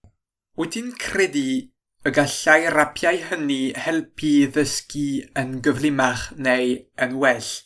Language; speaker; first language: Welsh; non-native, fluent; French